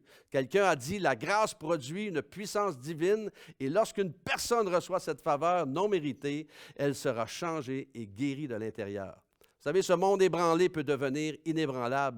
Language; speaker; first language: French; native; French